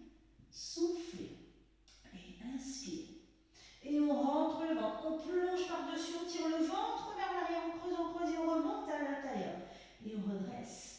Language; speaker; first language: French; native; French